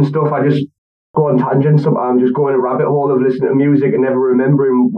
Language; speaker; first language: English; native; English